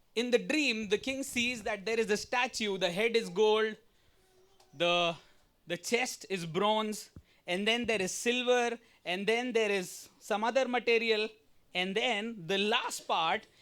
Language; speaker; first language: English; non-native, local second language; Hindi